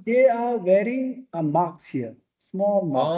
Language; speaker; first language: English; non-native, fluent; Tibetan